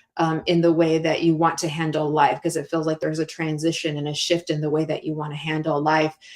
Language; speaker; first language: English; native; English